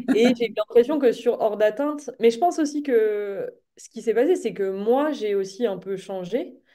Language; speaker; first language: French; native; French